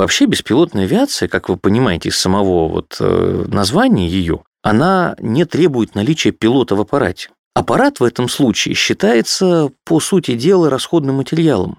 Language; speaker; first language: Russian; native; Russian